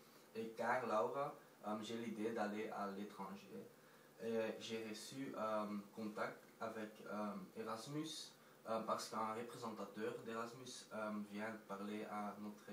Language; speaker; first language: French; non-native, local second language; Dutch